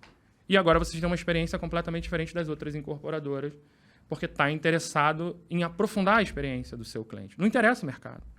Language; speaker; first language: Portuguese; native; Portuguese